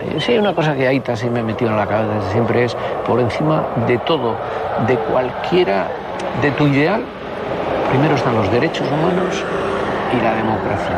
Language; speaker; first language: Spanish; native; Spanish